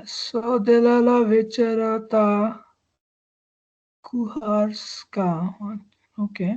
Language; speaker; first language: Czech; non-native, learner; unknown